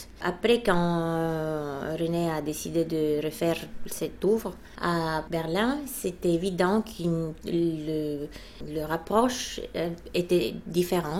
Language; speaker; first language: French; non-native, fluent; Bulgarian